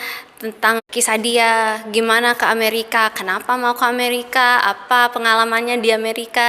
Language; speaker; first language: Indonesian; early bilingual, heritage; Indonesian